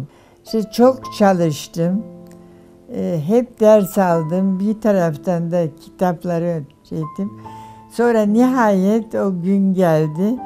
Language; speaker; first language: Turkish; non-native, fluent; German